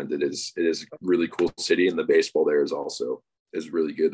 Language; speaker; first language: English; native; English